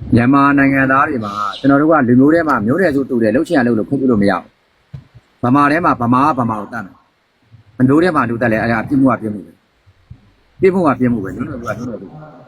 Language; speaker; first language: Burmese; native; Burmese